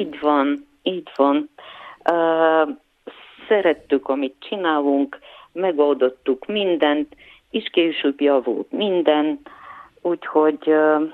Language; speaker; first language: Hungarian; non-native, fluent; Bulgarian